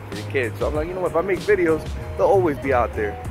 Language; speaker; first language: English; native; English